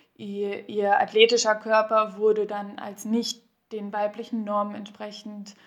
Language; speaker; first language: German; native; German